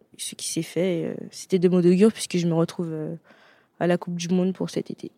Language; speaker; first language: French; native; French